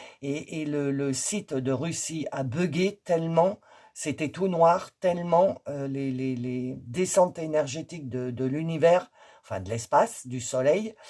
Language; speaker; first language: French; native; French